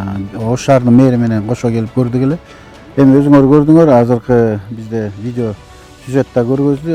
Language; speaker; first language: Kyrgyz; native; Kyrgyz